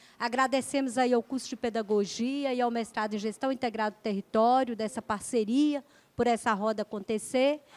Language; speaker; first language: Portuguese; native; Portuguese